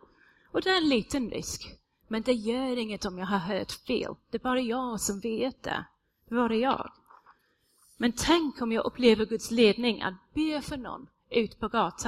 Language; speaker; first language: Swedish; non-native, fluent; English